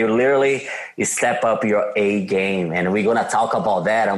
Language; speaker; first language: English; non-native, fluent; Portuguese